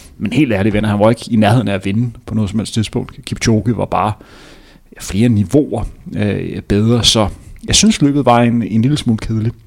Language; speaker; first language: Danish; native; Danish